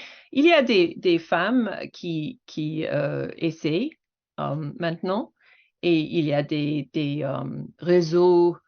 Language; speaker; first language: French; non-native, fluent; English